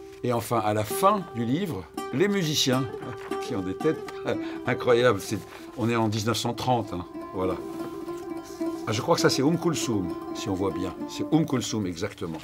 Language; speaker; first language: French; non-native, local second language; Arabic